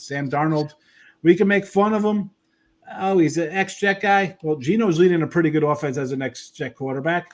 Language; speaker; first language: English; native; English